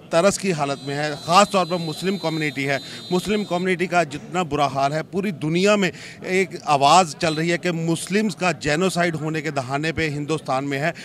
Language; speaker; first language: Hindi; native; Hindi